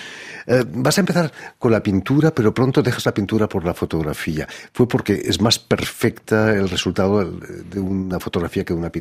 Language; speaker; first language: Spanish; native; Spanish